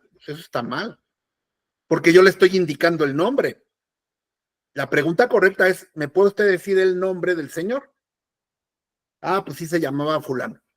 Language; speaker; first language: Spanish; native; Spanish